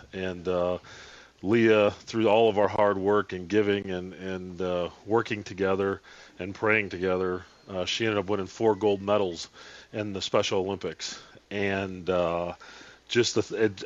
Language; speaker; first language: English; native; English